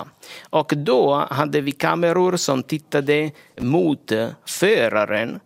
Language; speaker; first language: Swedish; non-native, fluent; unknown